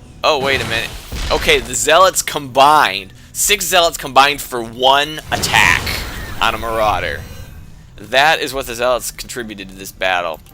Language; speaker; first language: English; native; English